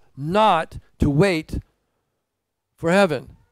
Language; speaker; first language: English; native; English